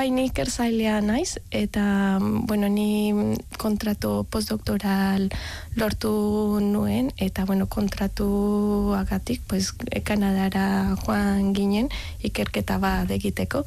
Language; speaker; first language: Basque; non-native, learner; Spanish